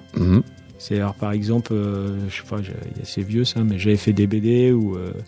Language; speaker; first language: French; native; French